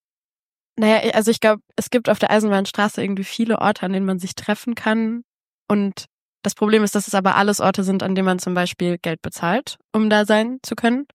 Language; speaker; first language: German; native; German